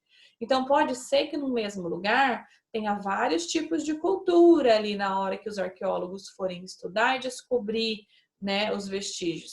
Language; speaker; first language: Portuguese; native; Portuguese